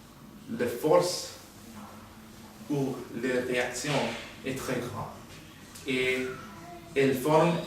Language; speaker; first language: French; non-native, learner; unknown